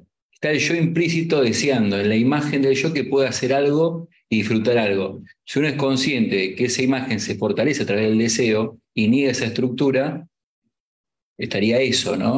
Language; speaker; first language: Spanish; native; Spanish